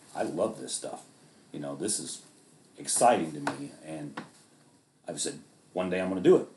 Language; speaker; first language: English; native; English